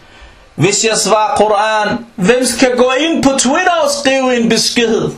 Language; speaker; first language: Danish; early bilingual, other home language; Arabic